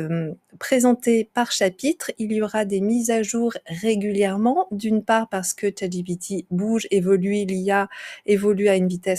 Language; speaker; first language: French; native; French